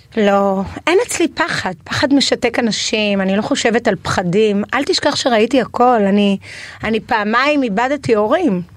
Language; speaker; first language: Hebrew; native; Hebrew